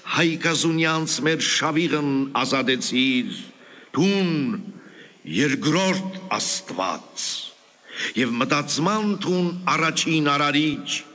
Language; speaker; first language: Armenian; native; Armenian